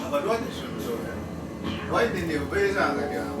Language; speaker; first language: German; non-native, learner; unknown